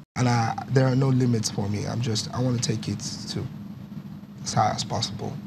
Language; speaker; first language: English; non-native, local second language; Yoruba